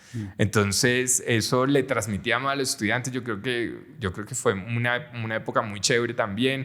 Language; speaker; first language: Spanish; native; Spanish